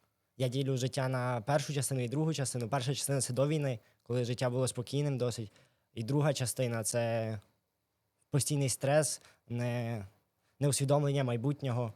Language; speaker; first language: Ukrainian; native; Ukrainian